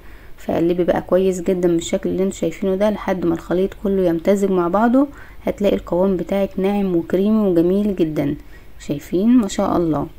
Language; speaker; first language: Arabic; native; Arabic